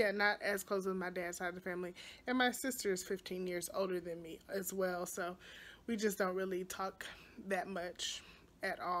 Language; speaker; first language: English; native; English